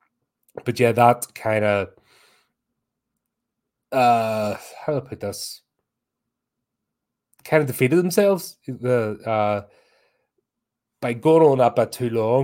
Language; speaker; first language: English; native; English